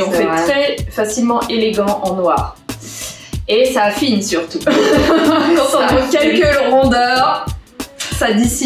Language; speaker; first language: French; native; French